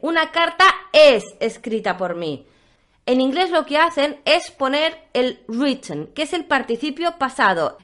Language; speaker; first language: Spanish; native; Spanish